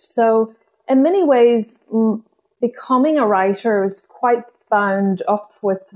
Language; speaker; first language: English; non-native, local second language; Irish